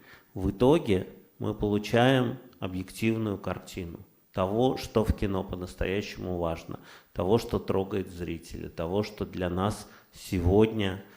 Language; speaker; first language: Russian; native; Russian